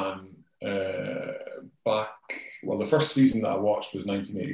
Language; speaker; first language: English; native; English